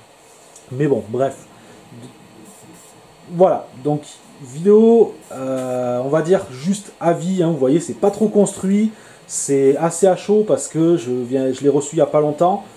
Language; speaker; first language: French; native; French